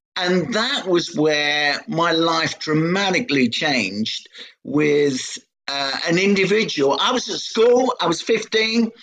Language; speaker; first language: English; native; English